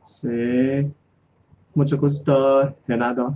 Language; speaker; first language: Spanish; non-native, learner; Chinese